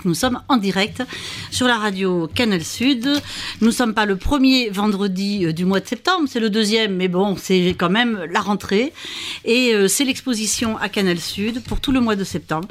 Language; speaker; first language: French; native; French